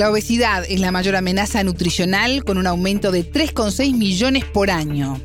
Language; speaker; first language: Spanish; native; Spanish